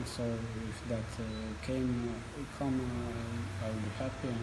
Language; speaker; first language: English; non-native, learner; Croatian